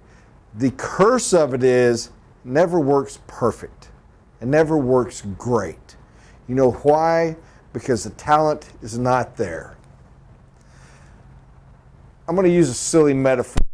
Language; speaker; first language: English; native; English